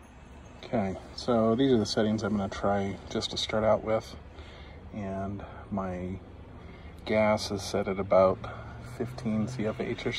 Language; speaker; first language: English; native; English